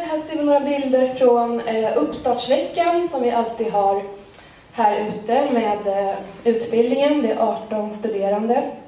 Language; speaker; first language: Swedish; native; Swedish